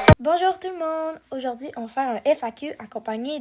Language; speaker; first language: French; native; French